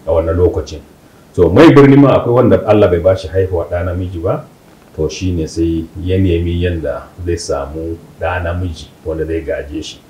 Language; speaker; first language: Hausa; non-native, local second language; Kanuri